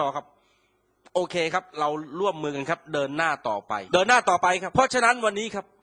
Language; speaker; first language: Thai; native; Thai